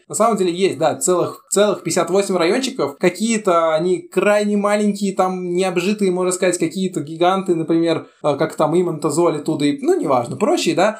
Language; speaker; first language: Russian; native; Russian